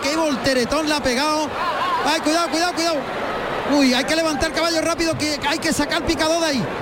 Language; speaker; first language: Spanish; native; Spanish